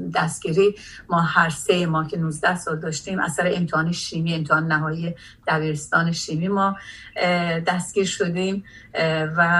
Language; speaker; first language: Persian; non-native, local second language; Azerbaijani